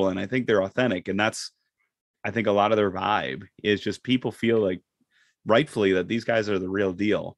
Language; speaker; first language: English; native; English